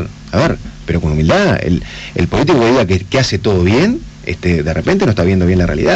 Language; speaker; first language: Spanish; native; Spanish